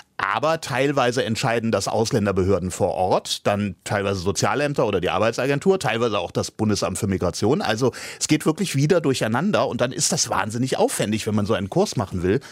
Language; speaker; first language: German; native; German